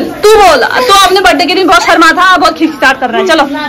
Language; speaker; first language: Hindi; native; Hindi